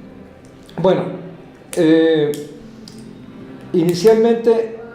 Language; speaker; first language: Spanish; native; Spanish